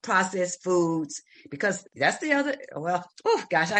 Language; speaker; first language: English; native; English